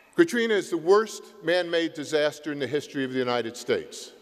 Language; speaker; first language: English; native; English